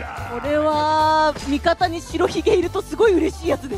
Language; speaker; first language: Japanese; native; Japanese